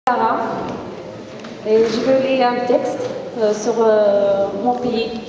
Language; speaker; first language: French; non-native, learner; Arabic